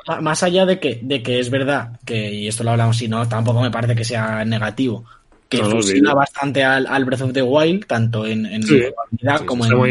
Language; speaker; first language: Spanish; native; Spanish